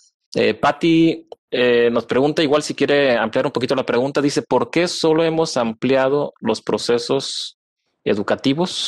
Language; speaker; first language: Spanish; native; Spanish